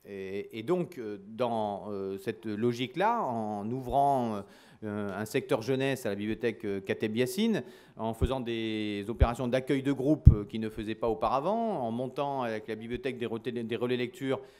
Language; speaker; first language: French; native; French